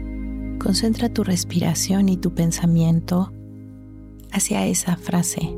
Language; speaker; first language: Spanish; native; Spanish